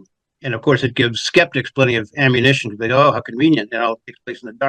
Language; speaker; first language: English; native; English